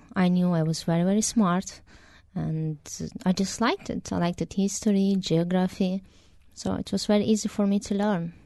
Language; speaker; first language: English; non-native, fluent; Romanian